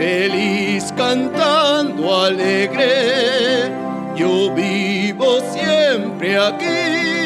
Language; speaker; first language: Spanish; native; Spanish